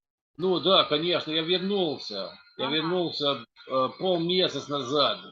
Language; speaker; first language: Russian; non-native, learner; Serbian